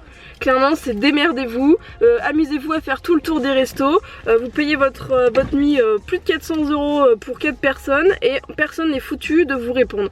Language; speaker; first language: French; native; French